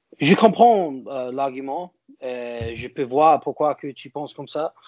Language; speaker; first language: French; non-native, learner; English